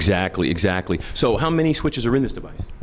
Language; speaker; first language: English; native; English